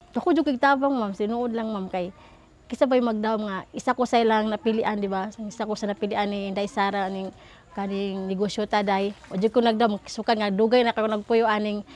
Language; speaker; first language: Cebuano; native; Cebuano